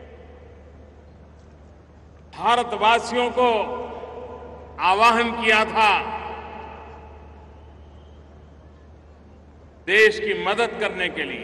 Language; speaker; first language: Hindi; non-native, local second language; Gujarati